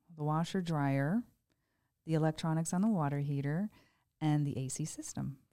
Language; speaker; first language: English; native; English